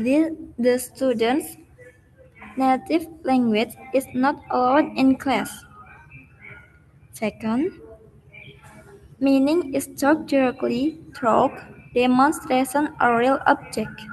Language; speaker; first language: English; non-native, learner; Indonesian